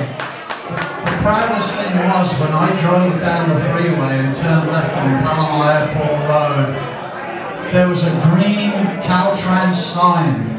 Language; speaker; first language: English; native; English